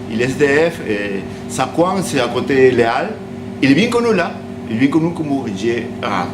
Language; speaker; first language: French; non-native, learner; Spanish